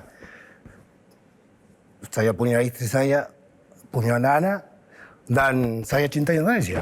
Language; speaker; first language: Indonesian; non-native, fluent; Spanish